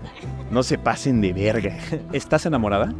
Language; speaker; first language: Spanish; native; Spanish